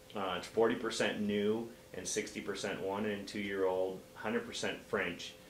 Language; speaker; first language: English; native; English